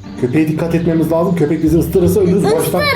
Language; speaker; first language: Turkish; native; Turkish